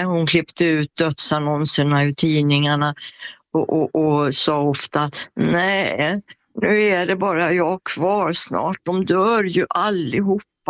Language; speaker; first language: Swedish; native; Swedish